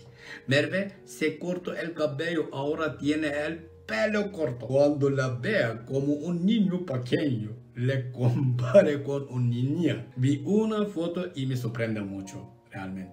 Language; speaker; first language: Spanish; non-native, learner; Turkish